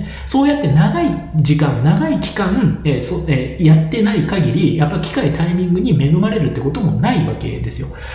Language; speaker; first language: Japanese; native; Japanese